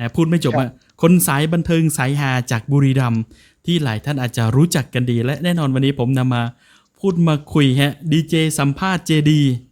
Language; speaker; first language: Thai; non-native, local second language; Northern Khmer